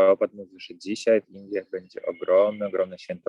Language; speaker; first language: Polish; native; Polish